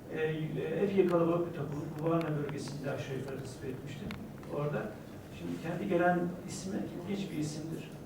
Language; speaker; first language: Turkish; native; Turkish